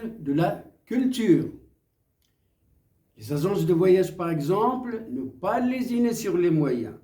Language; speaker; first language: French; non-native, local second language; Arabic